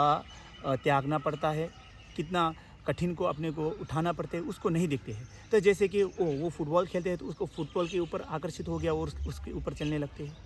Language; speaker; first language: Hindi; non-native, local second language; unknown